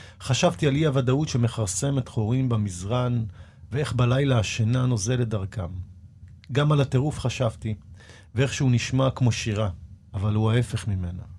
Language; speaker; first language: Hebrew; native; Hebrew